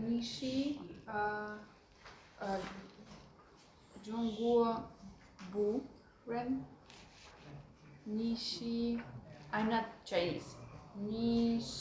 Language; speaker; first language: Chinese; non-native, learner; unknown